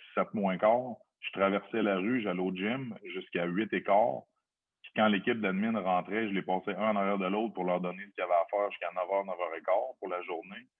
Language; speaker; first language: French; native; French